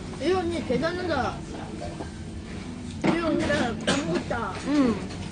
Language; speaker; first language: Korean; non-native, fluent; Japanese